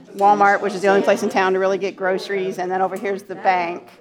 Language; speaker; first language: English; native; English